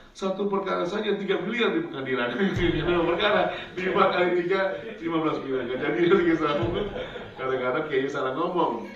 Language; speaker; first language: Indonesian; native; Indonesian